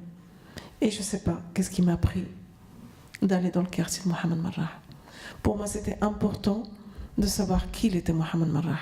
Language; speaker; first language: French; non-native, fluent; Arabic